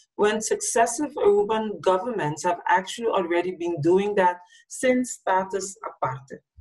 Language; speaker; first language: English; non-native, local second language; Papiamento